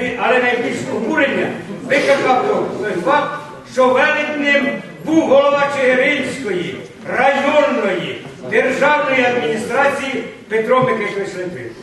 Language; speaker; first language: Ukrainian; native; Ukrainian